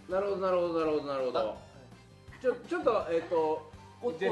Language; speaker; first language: Japanese; native; Japanese